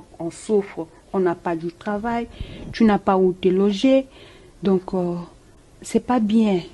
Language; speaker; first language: French; non-native, local second language; Lingala